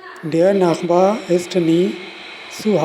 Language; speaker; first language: German; non-native, learner; Urdu